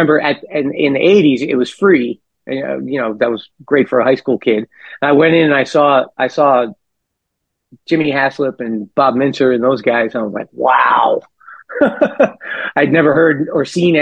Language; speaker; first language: English; native; English